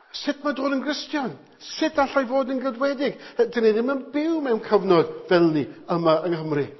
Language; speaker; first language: Welsh; native; Welsh